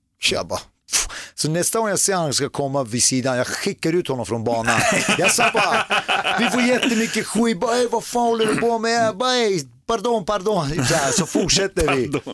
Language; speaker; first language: Swedish; early bilingual, other home language; Persian